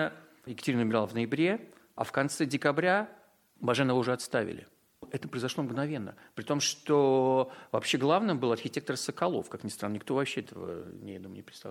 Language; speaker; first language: Russian; native; Russian